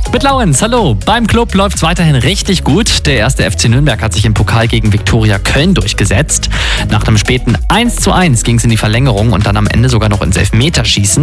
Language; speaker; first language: German; native; German